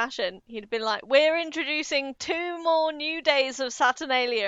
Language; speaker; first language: English; native; English